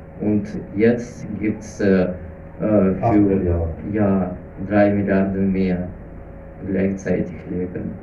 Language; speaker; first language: German; non-native, learner; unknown